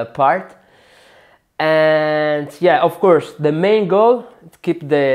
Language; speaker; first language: English; non-native, learner; Italian